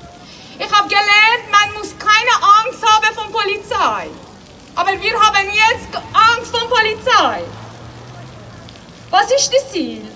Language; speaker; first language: German; non-native, learner; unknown